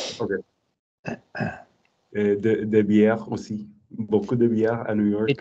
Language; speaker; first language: French; non-native, learner; English